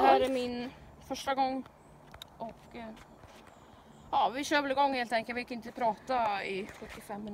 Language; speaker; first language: Swedish; native; Swedish